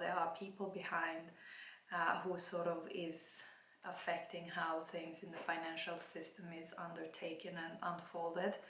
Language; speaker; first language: English; non-native, fluent; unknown